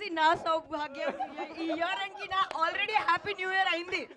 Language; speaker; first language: Telugu; non-native, learner; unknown